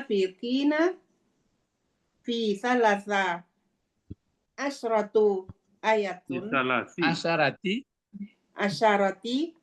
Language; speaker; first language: Arabic; non-native, learner; Indonesian